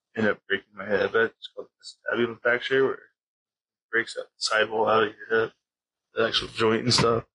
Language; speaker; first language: English; native; English